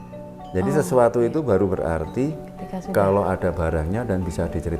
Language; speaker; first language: Indonesian; native; Indonesian